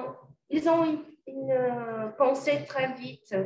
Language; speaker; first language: French; non-native, fluent; Portuguese